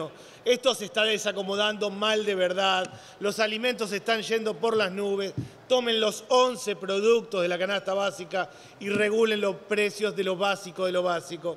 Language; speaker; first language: Spanish; native; Spanish